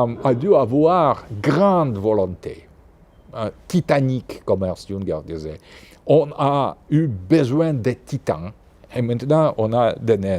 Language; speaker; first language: French; non-native, fluent; Russian